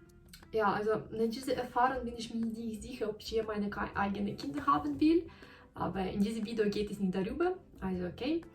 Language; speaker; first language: German; non-native, fluent; Ukrainian